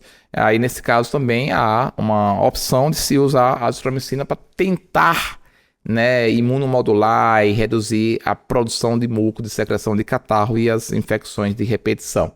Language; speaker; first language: Portuguese; native; Portuguese